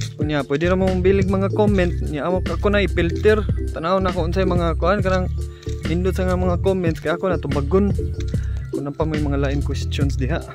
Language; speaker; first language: Cebuano; early bilingual, other home language; German